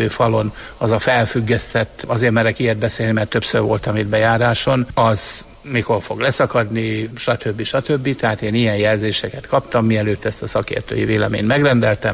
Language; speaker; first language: Hungarian; native; Hungarian